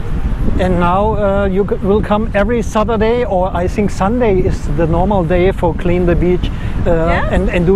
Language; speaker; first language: English; non-native, learner; German